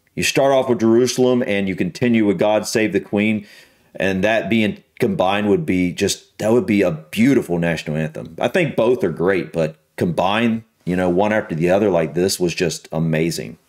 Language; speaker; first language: English; native; English